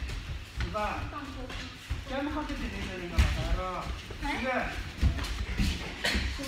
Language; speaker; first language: Japanese; native; Japanese